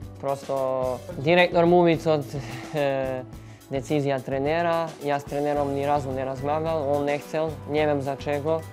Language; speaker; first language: Polish; non-native, learner; Serbian